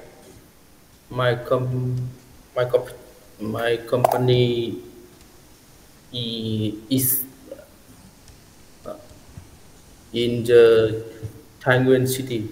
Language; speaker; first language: English; non-native, learner; Vietnamese